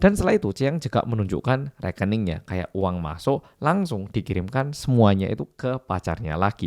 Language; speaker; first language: Indonesian; early bilingual, other home language; Korean